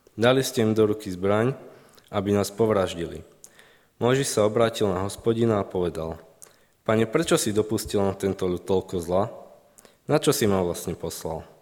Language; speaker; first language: Slovak; native; Slovak